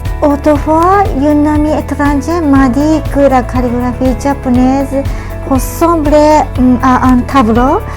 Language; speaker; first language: French; non-native, learner; Japanese